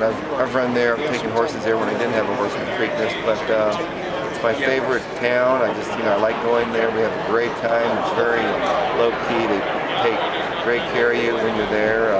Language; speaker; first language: English; native; English